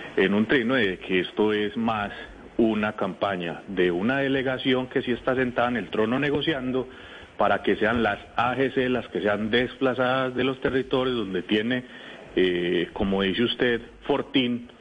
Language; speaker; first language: Spanish; native; Spanish